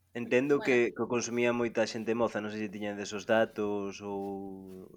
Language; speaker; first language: Galician; native; Galician